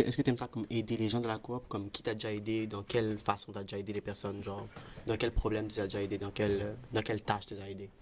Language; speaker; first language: French; native; French